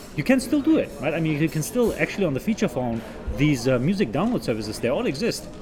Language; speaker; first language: English; non-native, fluent; German